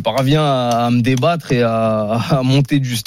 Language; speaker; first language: French; native; French